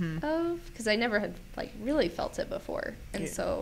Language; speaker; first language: English; native; English